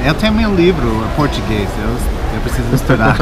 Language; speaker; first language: Portuguese; non-native, learner; English